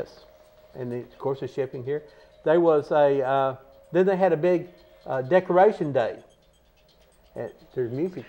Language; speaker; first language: English; native; English